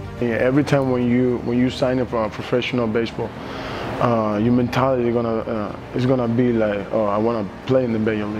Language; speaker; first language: English; non-native, learner; Spanish